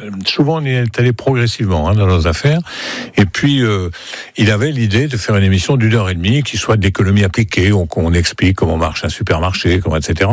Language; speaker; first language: French; native; French